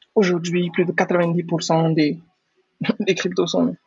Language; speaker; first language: French; non-native, local second language; Wolof